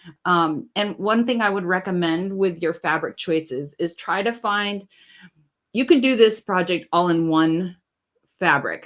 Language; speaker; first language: English; native; English